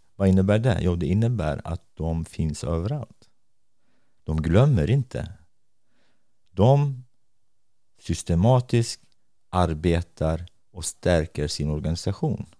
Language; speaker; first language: Swedish; non-native, fluent; Kurdish